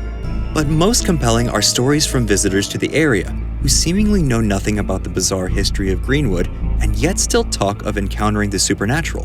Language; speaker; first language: English; native; English